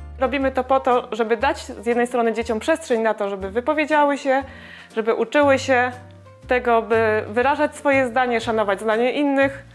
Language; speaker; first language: Polish; native; Polish